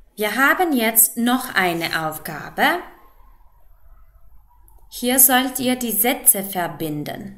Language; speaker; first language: German; non-native, fluent; Macedonian